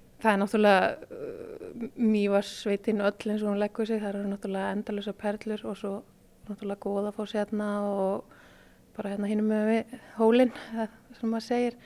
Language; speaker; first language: Icelandic; native; Icelandic